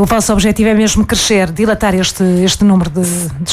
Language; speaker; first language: Portuguese; native; Portuguese